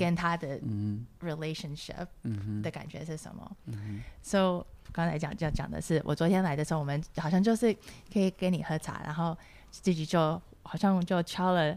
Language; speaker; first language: Chinese; early bilingual, heritage; Chinese